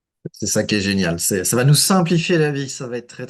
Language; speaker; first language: French; native; French